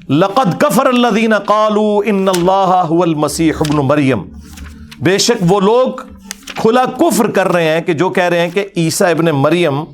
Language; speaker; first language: Urdu; non-native, local second language; Punjabi